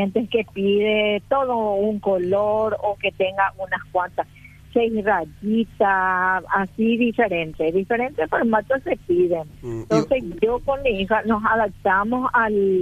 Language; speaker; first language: Spanish; native; Spanish